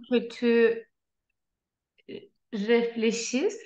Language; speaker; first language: French; non-native, learner; Turkish